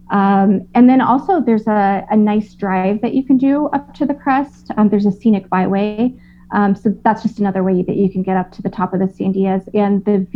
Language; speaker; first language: English; native; English